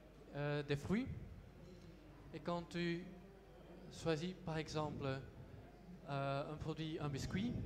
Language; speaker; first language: French; non-native, local second language; Dutch